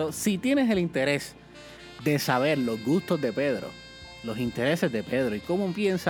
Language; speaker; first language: Spanish; native; Spanish